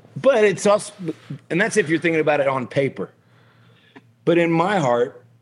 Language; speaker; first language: English; native; English